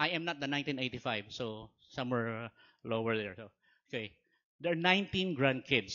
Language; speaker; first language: English; non-native, local second language; Filipino